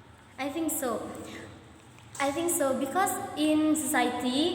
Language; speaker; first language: English; non-native, learner; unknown